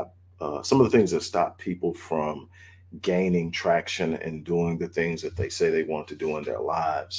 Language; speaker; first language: English; native; English